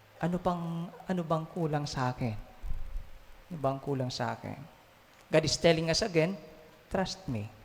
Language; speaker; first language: Filipino; native; Filipino